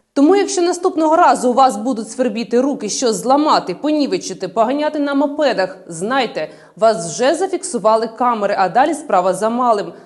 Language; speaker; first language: Ukrainian; native; Ukrainian